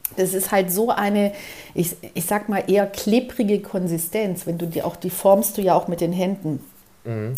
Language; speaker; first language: German; early bilingual, other home language; Greek